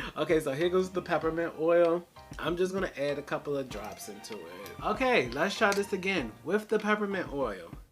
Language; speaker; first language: English; native; English